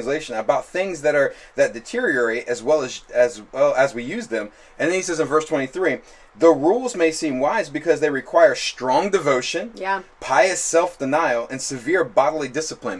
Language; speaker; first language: English; native; English